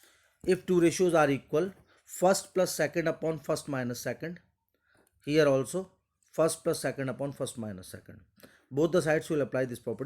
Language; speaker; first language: English; non-native, local second language; Hindi